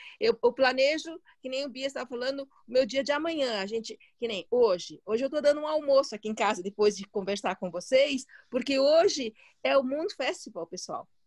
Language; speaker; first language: Portuguese; early bilingual, other home language; Chinese